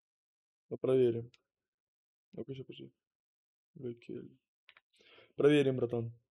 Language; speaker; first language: Russian; native; Russian